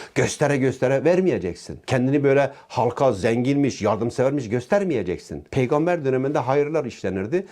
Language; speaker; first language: Turkish; non-native, local second language; Kurdish